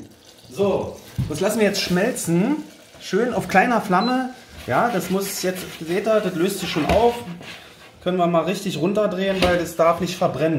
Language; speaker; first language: German; native; German